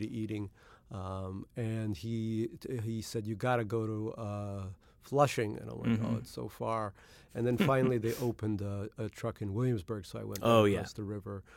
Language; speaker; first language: English; native; English